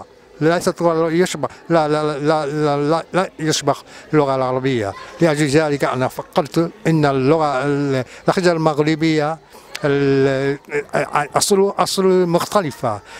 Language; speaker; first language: Arabic; non-native, learner; Japanese